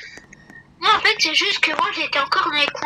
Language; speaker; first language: French; native; French